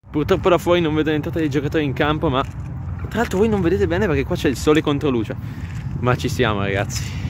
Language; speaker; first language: Italian; native; Italian